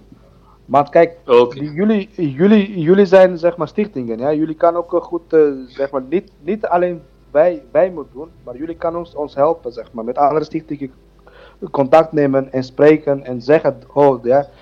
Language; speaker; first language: Dutch; non-native, learner; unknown